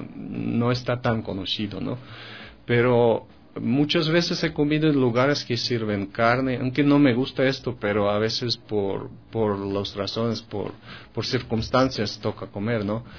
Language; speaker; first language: Spanish; non-native, fluent; Russian